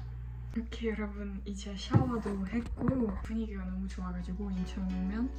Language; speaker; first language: Korean; non-native, fluent; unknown